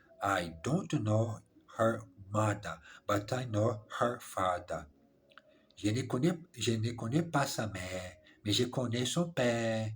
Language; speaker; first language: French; non-native, learner; English